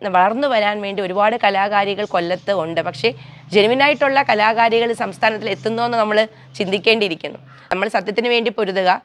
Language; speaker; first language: Malayalam; native; Malayalam